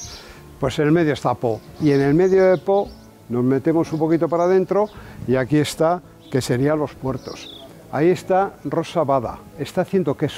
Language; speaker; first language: Spanish; native; Spanish